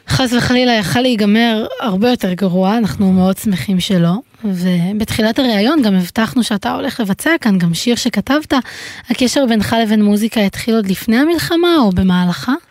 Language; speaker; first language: Hebrew; native; Hebrew